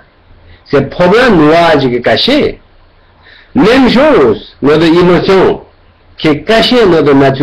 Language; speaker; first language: French; non-native, learner; Tibetan